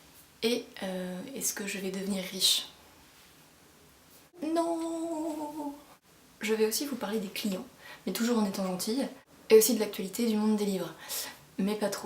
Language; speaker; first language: French; native; French